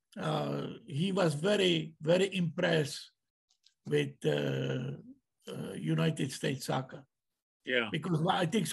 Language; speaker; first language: English; non-native, learner; Czech